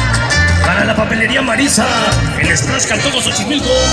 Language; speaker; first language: Spanish; native; Spanish